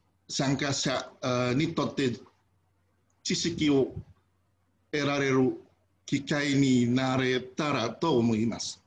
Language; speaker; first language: Japanese; non-native, fluent; Indonesian